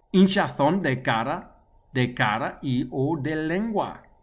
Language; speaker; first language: Spanish; non-native, learner; English